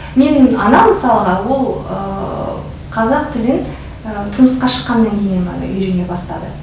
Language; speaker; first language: Kazakh; non-native, local second language; Russian